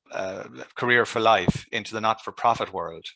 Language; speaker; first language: English; native; English